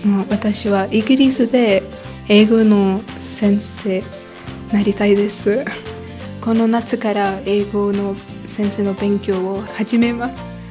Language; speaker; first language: Japanese; non-native, learner; English